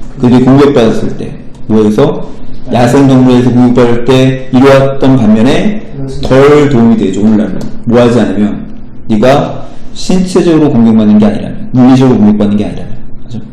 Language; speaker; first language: Korean; native; Korean